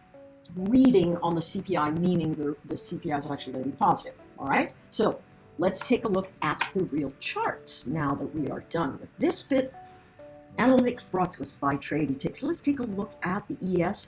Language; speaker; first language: English; native; English